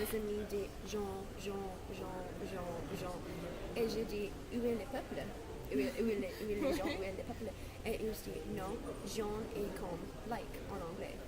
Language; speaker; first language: French; non-native, learner; English